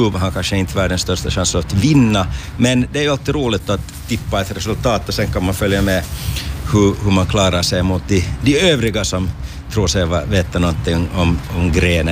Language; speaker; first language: Swedish; native; Swedish